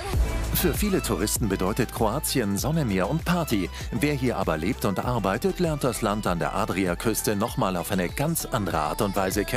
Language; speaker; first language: German; native; German